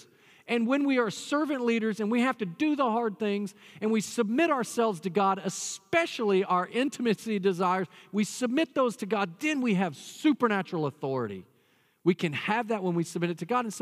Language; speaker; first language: English; native; English